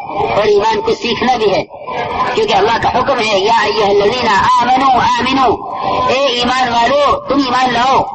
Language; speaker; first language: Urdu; native; Urdu